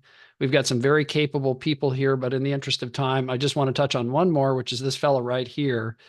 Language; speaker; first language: English; native; English